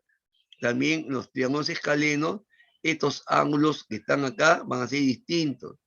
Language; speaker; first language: Spanish; native; Spanish